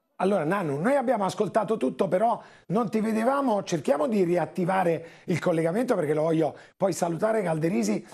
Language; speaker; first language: Italian; native; Italian